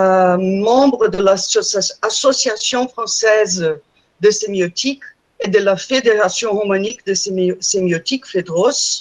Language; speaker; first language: French; non-native, fluent; Portuguese